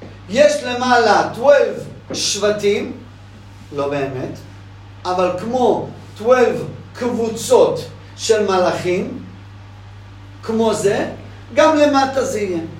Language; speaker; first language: Hebrew; non-native, fluent; English